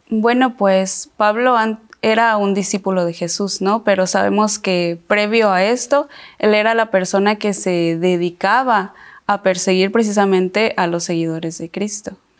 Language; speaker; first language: Spanish; native; Spanish